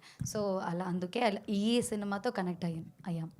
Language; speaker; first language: Telugu; non-native, fluent; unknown